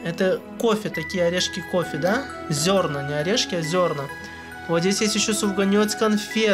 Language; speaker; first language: Russian; native; Russian